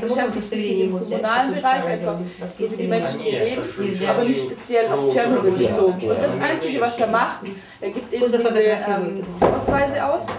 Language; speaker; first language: German; non-native, fluent; Russian